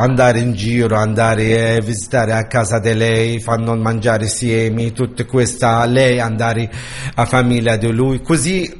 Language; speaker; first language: Italian; non-native, learner; Arabic